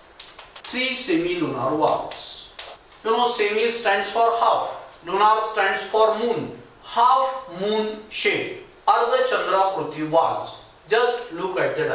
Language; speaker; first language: English; non-native, local second language; Marathi